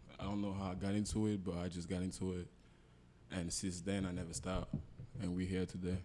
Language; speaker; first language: English; non-native, local second language; French